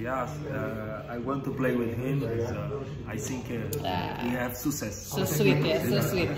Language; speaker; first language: English; non-native, learner; Spanish